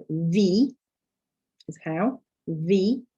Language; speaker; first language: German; non-native, fluent; English